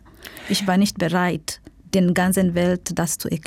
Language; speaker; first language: German; non-native, fluent; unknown